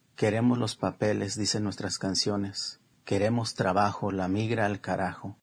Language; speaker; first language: Spanish; native; Spanish